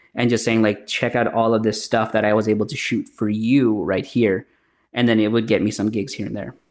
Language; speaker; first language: English; early bilingual, other home language; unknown